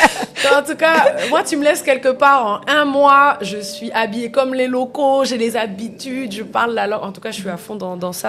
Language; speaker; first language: French; native; French